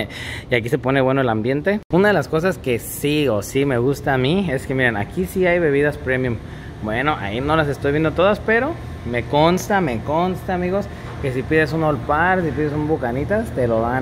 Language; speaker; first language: Spanish; native; Spanish